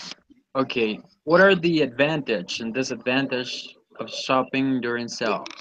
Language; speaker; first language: English; non-native, learner; Spanish